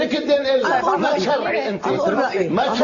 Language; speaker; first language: Arabic; native; Arabic